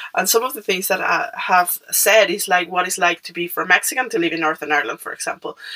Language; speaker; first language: English; non-native, fluent; Spanish